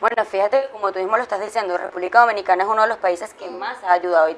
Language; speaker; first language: Spanish; native; Spanish